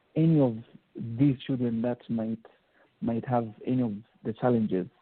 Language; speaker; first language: English; non-native, local second language; Bemba